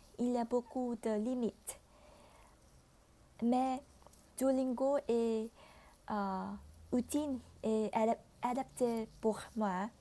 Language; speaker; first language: French; non-native, learner; Vietnamese